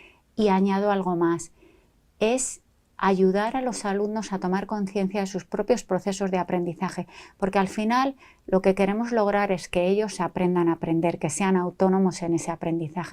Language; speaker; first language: Spanish; native; Spanish